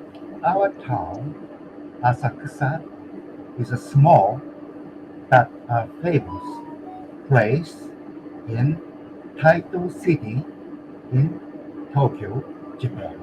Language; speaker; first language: English; non-native, learner; Japanese